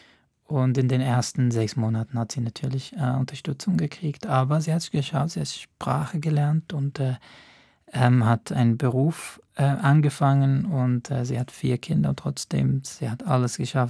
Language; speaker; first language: German; non-native, fluent; Arabic